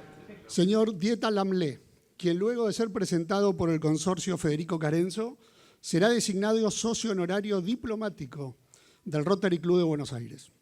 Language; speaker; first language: Spanish; native; Spanish